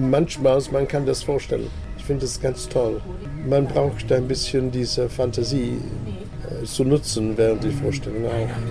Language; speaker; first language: German; non-native, fluent; English